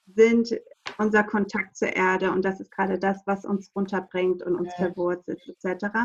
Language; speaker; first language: German; non-native, fluent; Greek